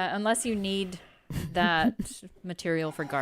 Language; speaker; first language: English; native; English